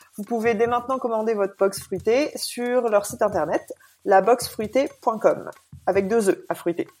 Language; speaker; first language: French; native; French